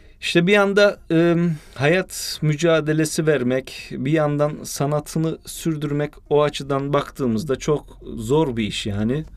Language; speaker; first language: Turkish; early bilingual, heritage; Turkish